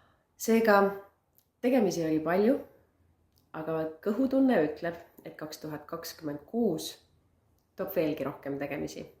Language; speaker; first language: Estonian; native; Estonian